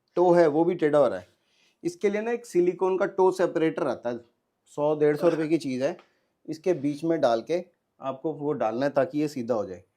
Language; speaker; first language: Hindi; non-native, local second language; Punjabi